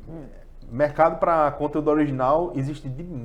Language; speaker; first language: Portuguese; native; Portuguese